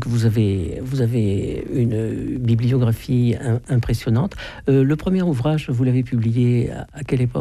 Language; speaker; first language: French; native; French